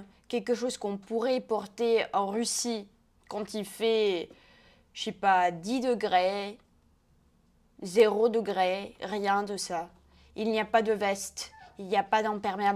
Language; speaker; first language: French; non-native, fluent; Russian